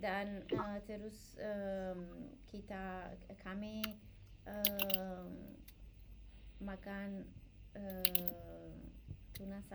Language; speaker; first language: Indonesian; non-native, learner; English